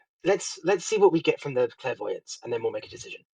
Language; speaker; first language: English; native; English